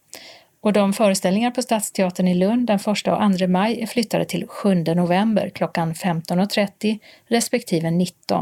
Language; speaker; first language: Swedish; native; Swedish